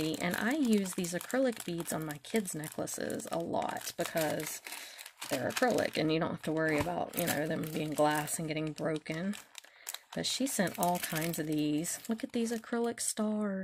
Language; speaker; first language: English; native; English